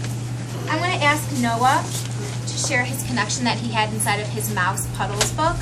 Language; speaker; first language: English; native; English